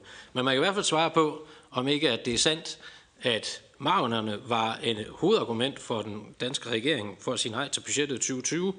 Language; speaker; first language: Danish; native; Danish